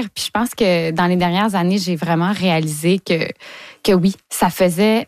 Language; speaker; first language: French; native; French